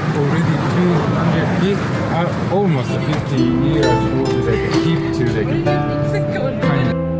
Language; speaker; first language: English; non-native, learner; Japanese